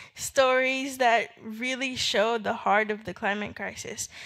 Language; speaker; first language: English; native; English